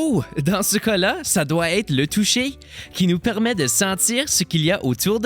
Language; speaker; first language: French; native; French